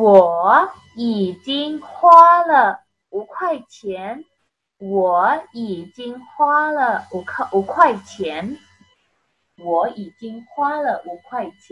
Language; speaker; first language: Chinese; non-native, fluent; Indonesian